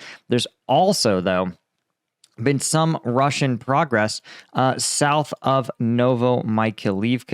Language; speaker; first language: English; native; English